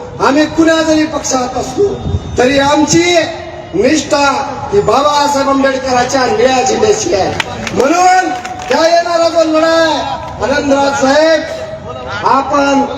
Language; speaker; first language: Marathi; native; Marathi